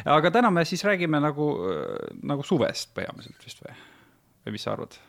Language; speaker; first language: Estonian; native; Estonian